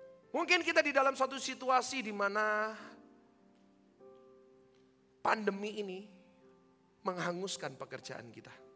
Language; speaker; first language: Indonesian; native; Indonesian